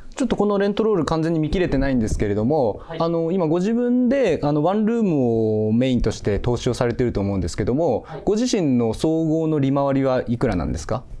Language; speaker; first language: Japanese; native; Japanese